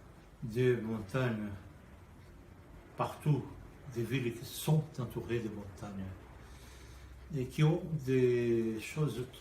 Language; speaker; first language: French; non-native, fluent; Portuguese